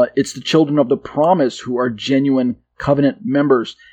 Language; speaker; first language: English; native; English